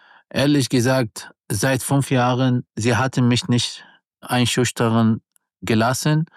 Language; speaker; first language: German; non-native, learner; Arabic